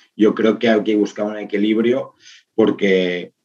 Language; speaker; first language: Spanish; native; Spanish